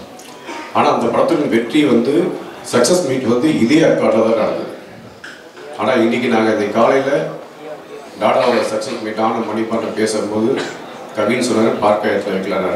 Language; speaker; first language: Tamil; native; Tamil